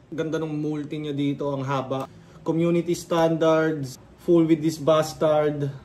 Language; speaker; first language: Filipino; native; Filipino